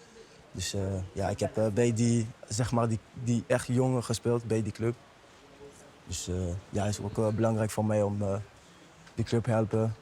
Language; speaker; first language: Dutch; non-native, learner; French